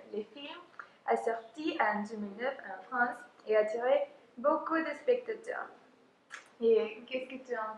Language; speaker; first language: French; non-native, fluent; Spanish